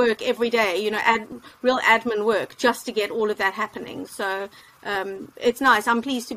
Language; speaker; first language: English; native; English